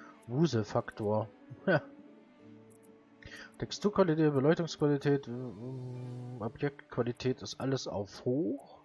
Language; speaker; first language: German; native; German